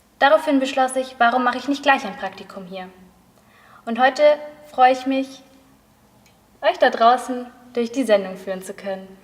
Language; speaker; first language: German; native; German